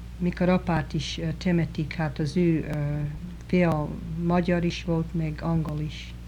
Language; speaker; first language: Hungarian; early bilingual, heritage; Hungarian